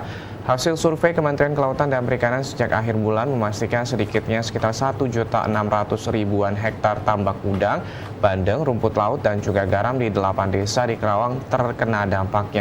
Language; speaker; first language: Indonesian; native; Indonesian